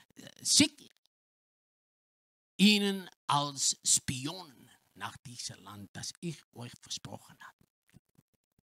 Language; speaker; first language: German; non-native, learner; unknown